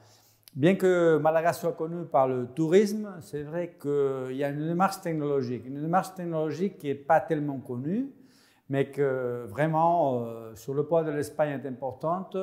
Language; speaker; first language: French; non-native, fluent; Spanish